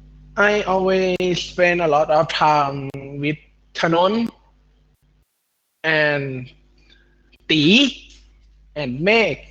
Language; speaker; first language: English; non-native, learner; Thai